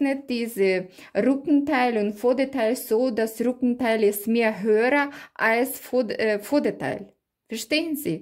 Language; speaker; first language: German; non-native, learner; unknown